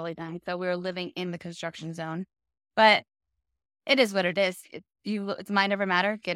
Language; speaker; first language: English; native; English